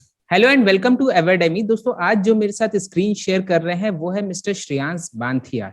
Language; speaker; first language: Hindi; native; Hindi